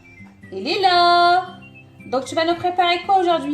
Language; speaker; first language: French; non-native, local second language; Arabic